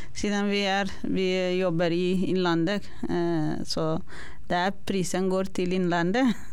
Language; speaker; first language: Norwegian; non-native, learner; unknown